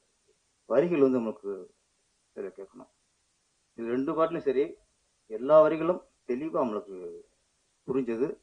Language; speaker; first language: Tamil; native; Tamil